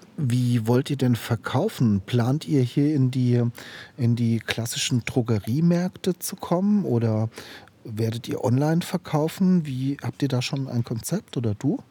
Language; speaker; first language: German; native; German